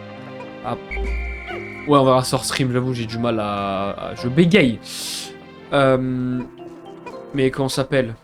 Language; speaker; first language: French; native; French